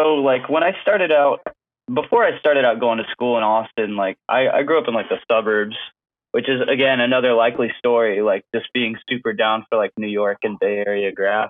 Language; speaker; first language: English; native; English